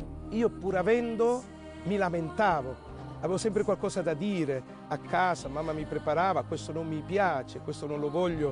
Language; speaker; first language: Italian; native; Italian